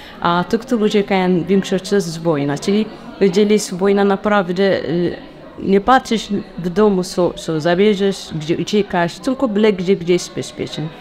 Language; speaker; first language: Polish; non-native, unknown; Tigrinya